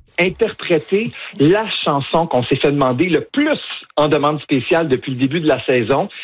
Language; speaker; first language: French; native; French